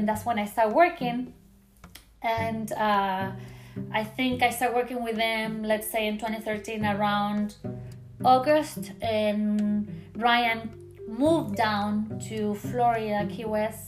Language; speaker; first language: English; non-native, fluent; Spanish